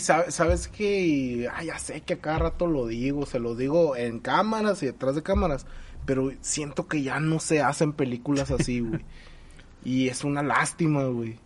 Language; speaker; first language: Spanish; native; Spanish